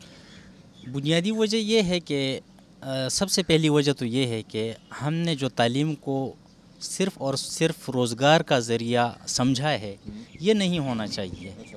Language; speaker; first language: Urdu; native; Urdu